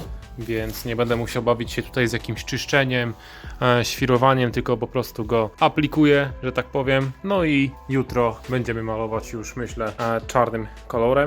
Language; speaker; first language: Polish; native; Polish